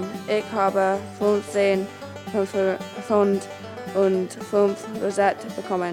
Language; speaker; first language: German; non-native, learner; English